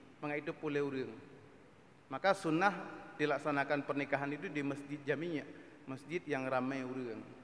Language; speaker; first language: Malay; non-native, local second language; Achinese